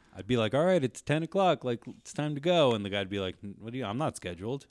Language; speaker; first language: English; native; English